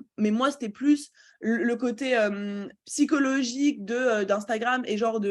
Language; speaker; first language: French; native; French